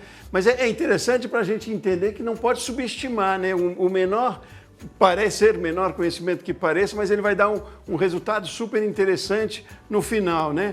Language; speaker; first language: Portuguese; native; Portuguese